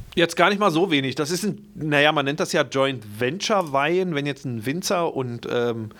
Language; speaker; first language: German; native; German